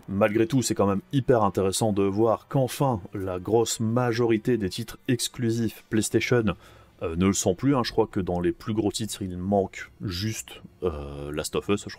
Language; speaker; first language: French; native; French